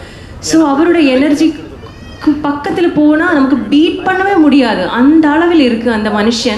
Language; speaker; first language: Tamil; non-native, learner; Malayalam